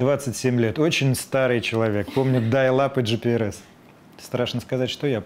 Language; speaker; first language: Russian; native; Russian